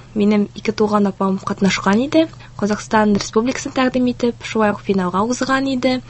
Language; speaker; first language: Tatar; early bilingual, heritage; Tatar